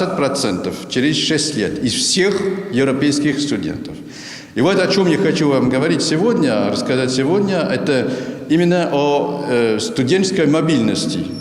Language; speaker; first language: Russian; non-native, fluent; French